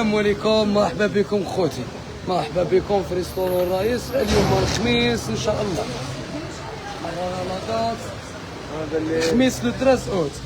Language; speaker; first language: Arabic; native; Arabic